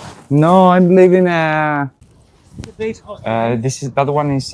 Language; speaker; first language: English; non-native, learner; Spanish